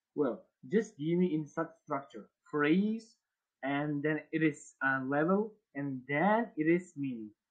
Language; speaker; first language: English; non-native, fluent; Uzbek